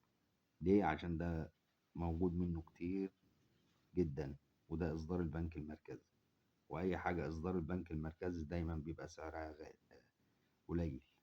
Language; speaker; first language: Arabic; native; Arabic